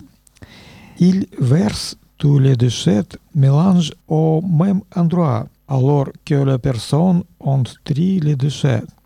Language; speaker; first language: French; non-native, learner; Russian